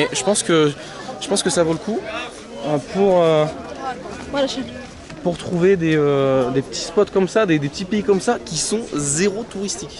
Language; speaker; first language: French; native; French